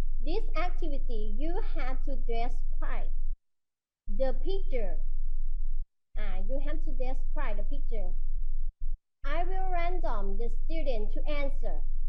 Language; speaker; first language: English; non-native, learner; Thai